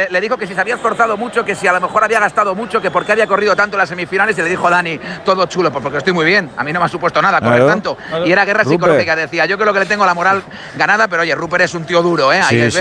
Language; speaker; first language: Spanish; native; Spanish